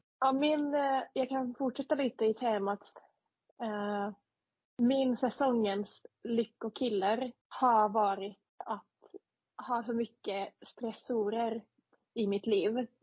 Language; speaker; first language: Swedish; non-native, fluent; Finnish